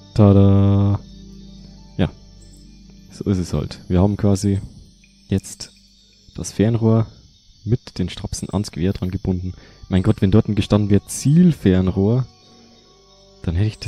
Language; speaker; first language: German; native; German